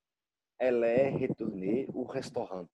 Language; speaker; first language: French; non-native, learner; Portuguese